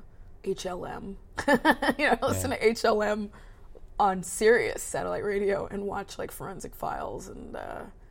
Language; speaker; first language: English; native; English